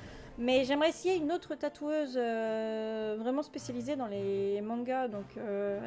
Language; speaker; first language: French; native; French